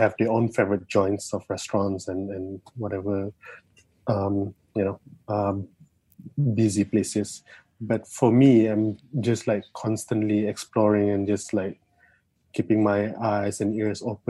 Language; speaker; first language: English; non-native, local second language; Malay